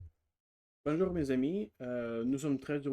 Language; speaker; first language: French; non-native, learner; Russian